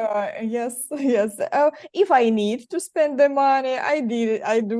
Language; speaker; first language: English; non-native, learner; Russian